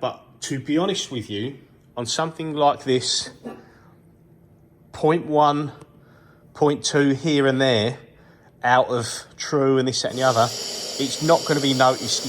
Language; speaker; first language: English; native; English